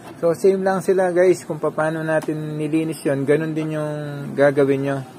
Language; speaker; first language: Filipino; non-native, local second language; Pampanga